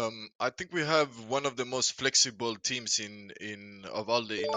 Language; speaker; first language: English; non-native, fluent; Swedish